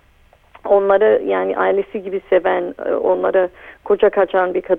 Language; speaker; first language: Turkish; early bilingual, heritage; Turkish